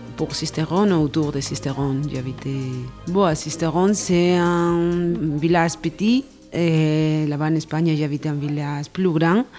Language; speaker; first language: French; non-native, learner; Spanish